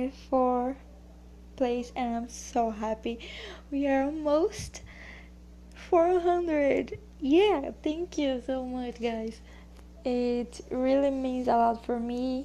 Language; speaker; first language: English; non-native, learner; Portuguese